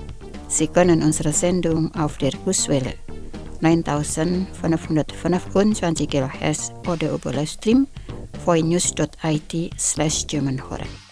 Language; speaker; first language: German; non-native, fluent; Indonesian